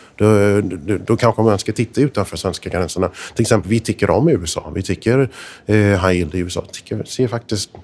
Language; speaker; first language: Swedish; non-native, fluent; English